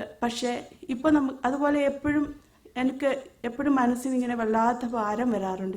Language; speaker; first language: Malayalam; native; Malayalam